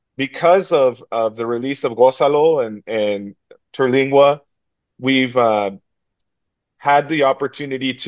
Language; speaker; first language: English; early bilingual, other home language; Spanish